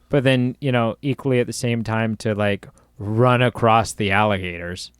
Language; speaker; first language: English; native; English